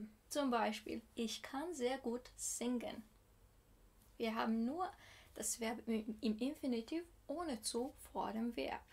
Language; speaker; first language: German; non-native, fluent; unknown